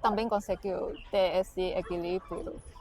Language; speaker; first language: Portuguese; non-native, fluent; Chinese